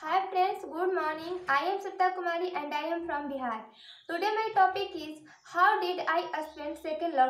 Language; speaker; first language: English; non-native, learner; Hindi